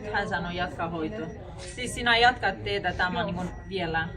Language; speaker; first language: Finnish; non-native, learner; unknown